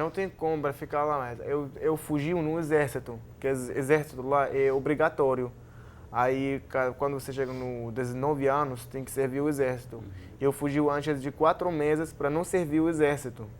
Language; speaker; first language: Portuguese; non-native, learner; Arabic